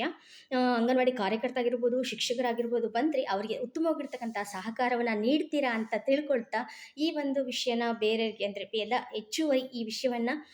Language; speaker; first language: Kannada; native; Kannada